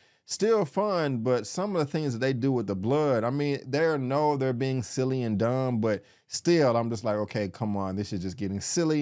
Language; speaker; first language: English; native; English